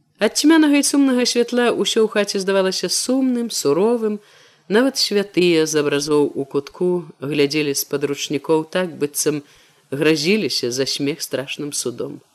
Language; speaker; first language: Belarusian; native; Belarusian